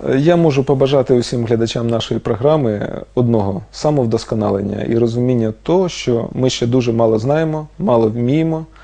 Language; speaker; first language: Ukrainian; non-native, local second language; Russian